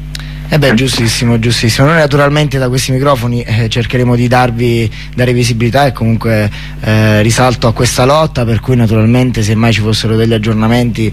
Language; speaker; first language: Italian; native; Italian